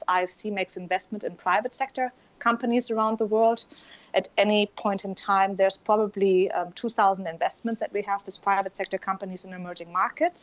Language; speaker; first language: English; non-native, fluent; German